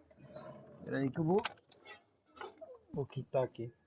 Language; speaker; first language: Portuguese; native; Portuguese